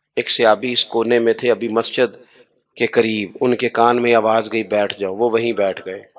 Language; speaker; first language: Urdu; non-native, local second language; Punjabi